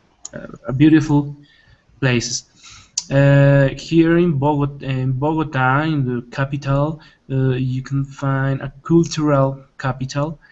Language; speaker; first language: English; non-native, learner; Spanish